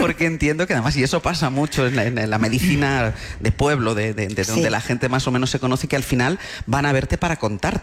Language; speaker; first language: Spanish; native; Spanish